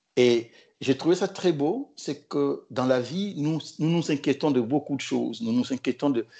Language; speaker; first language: French; non-native, local second language; Lingala